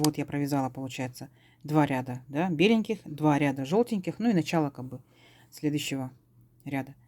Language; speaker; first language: Russian; native; Russian